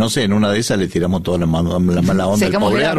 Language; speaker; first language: Spanish; native; Spanish